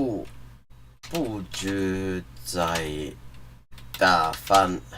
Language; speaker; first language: Chinese; non-native, learner; English